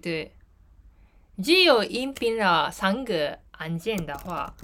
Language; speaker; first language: Chinese; non-native, learner; Japanese